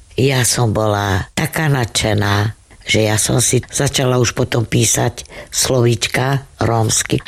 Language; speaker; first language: Slovak; non-native, local second language; Romany